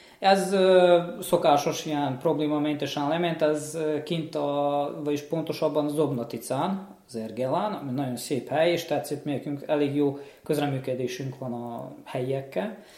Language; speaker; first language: Hungarian; native; Hungarian